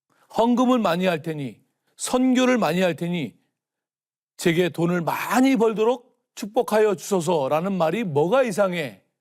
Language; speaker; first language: Korean; native; Korean